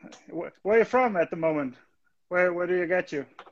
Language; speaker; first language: English; non-native, fluent; German